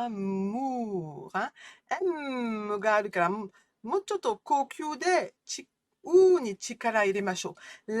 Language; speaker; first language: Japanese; non-native, fluent; French